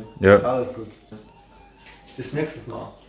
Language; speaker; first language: German; non-native, fluent; Chinese